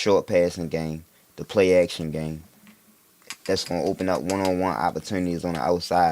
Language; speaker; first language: English; native; English